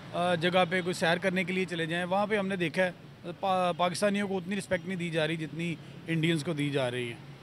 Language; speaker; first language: Urdu; native; Urdu